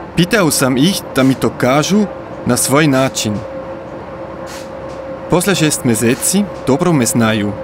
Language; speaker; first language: Serbian; non-native, learner; Swiss German